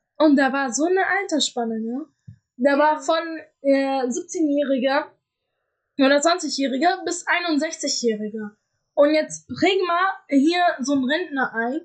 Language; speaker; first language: German; early bilingual, other home language; Arabic